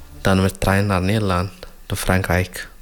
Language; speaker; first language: Dutch; non-native, learner; Tigrinya